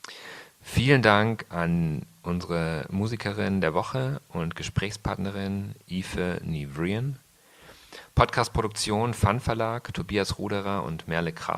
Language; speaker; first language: German; native; German